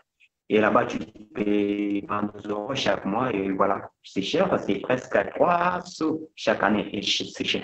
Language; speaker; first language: French; non-native, fluent; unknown